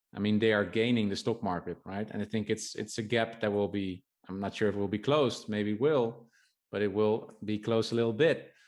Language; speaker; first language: English; non-native, fluent; Dutch